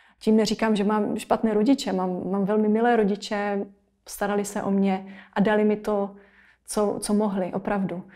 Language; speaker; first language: Czech; native; Czech